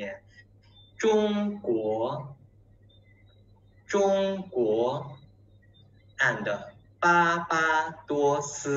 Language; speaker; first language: English; non-native, learner; Chinese